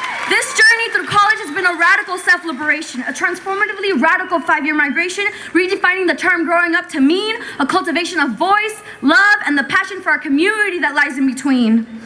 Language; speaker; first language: English; early bilingual, other home language; Spanish